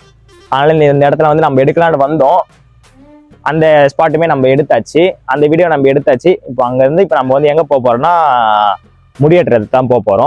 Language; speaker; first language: Tamil; native; Tamil